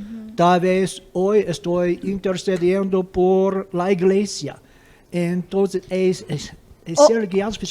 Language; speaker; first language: Spanish; non-native, fluent; English